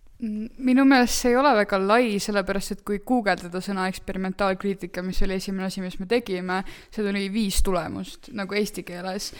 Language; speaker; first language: Estonian; native; Estonian